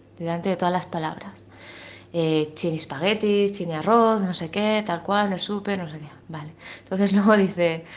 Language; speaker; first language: Spanish; early bilingual, other home language; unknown